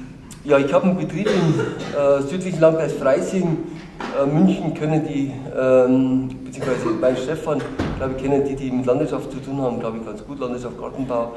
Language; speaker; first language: German; native; German